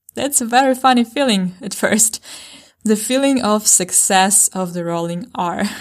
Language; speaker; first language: English; non-native, fluent; Ukrainian